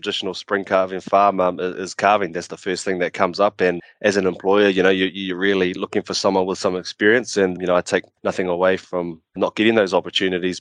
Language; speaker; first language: English; native; English